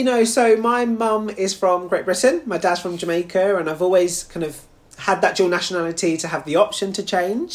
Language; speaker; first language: English; native; English